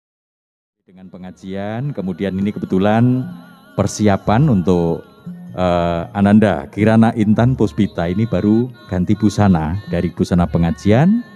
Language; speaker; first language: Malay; non-native, local second language; Javanese